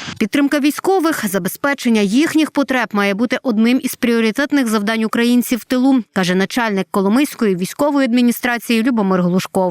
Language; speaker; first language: Ukrainian; native; Ukrainian